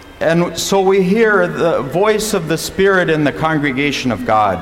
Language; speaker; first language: English; native; English